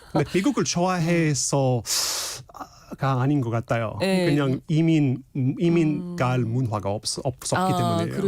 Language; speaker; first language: Korean; non-native, fluent; English